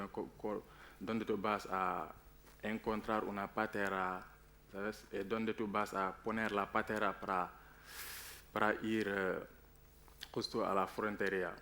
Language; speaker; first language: Spanish; non-native, learner; Wolof